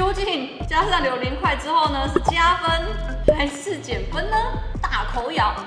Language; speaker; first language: Chinese; native; Chinese